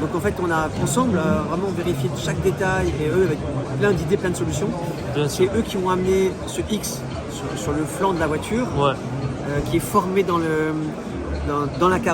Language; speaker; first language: French; native; French